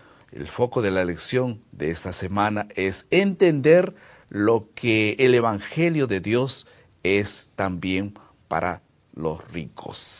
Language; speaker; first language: Spanish; non-native, fluent; Portuguese